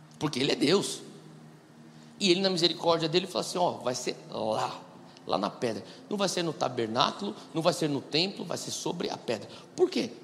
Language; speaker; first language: Portuguese; native; Portuguese